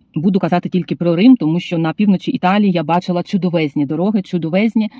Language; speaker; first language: Ukrainian; native; Ukrainian